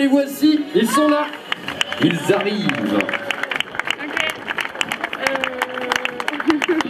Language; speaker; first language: French; native; French